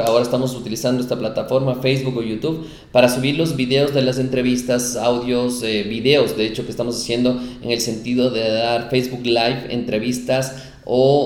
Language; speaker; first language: Spanish; native; Spanish